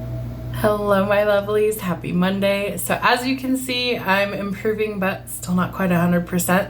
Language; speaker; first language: English; native; English